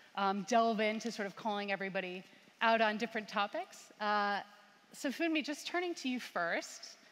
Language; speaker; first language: English; native; English